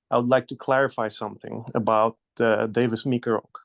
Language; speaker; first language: English; non-native, fluent; Polish